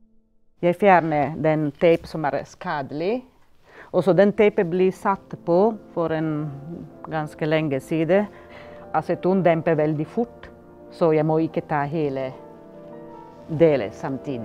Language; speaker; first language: Norwegian; non-native, fluent; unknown